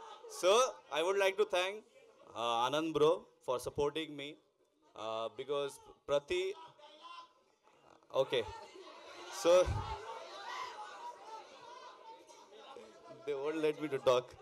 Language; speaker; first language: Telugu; non-native, local second language; Urdu